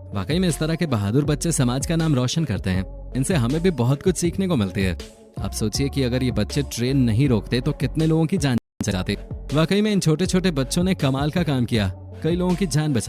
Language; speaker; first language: Hindi; native; Hindi